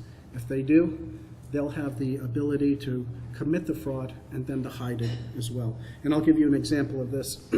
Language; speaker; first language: English; native; English